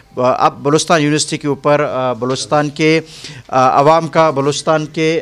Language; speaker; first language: Urdu; non-native, local second language; Baluchi